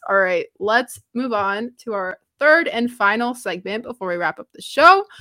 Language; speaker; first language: English; non-native, fluent; Romanian